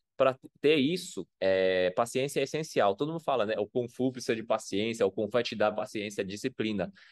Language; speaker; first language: Portuguese; non-native, fluent; Chinese